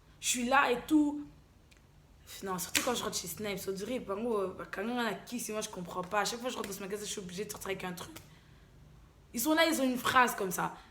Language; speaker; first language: French; early bilingual, other home language; Lingala